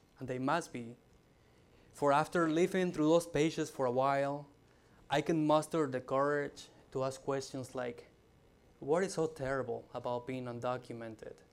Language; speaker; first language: English; non-native, fluent; Spanish